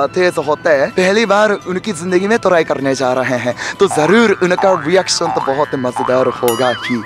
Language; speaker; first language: Hindi; non-native, fluent; Japanese